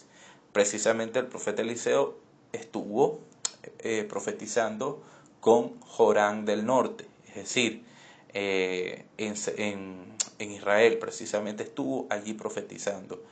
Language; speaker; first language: Spanish; native; Spanish